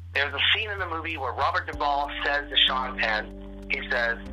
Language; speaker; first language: English; native; English